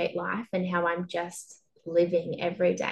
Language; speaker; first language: English; native; English